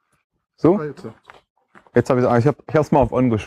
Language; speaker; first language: German; native; German